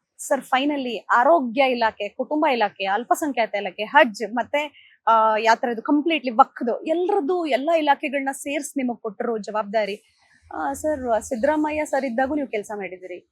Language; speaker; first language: Kannada; native; Kannada